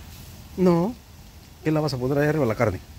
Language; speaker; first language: Spanish; native; Spanish